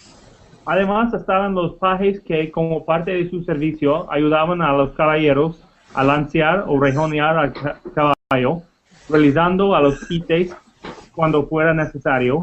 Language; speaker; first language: Spanish; non-native, learner; English